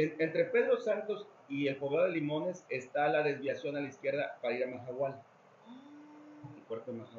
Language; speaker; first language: Spanish; native; Spanish